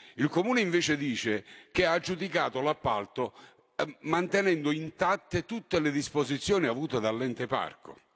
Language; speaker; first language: Italian; native; Italian